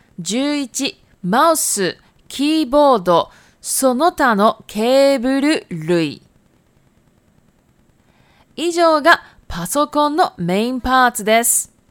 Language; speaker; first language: Japanese; non-native, fluent; Chinese